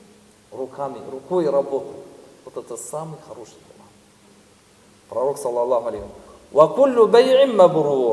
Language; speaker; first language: Russian; non-native, fluent; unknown